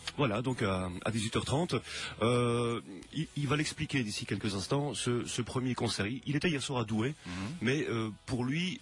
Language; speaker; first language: French; native; French